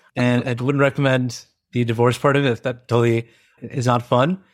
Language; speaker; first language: English; early bilingual, other home language; Hindi